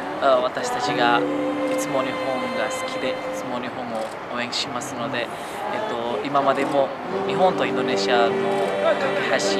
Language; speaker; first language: Japanese; non-native, fluent; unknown